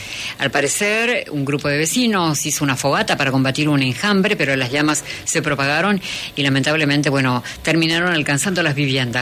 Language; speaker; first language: Spanish; native; Spanish